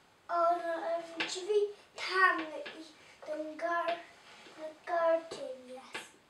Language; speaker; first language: Polish; early bilingual, heritage; Polish